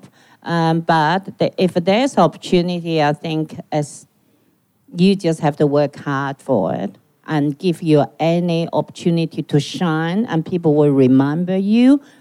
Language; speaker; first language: English; non-native, learner; Chinese